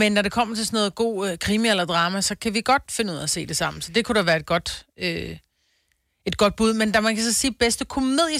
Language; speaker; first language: Danish; native; Danish